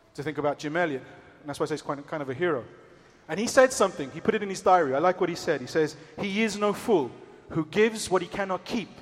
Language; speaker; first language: English; early bilingual, other home language; Spanish